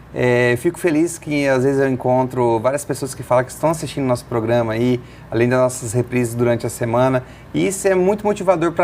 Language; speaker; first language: Portuguese; native; Portuguese